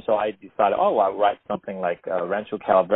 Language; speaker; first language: English; non-native, local second language; Cantonese